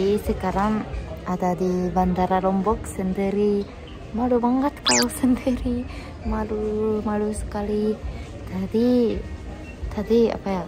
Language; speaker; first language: Indonesian; non-native, fluent; Japanese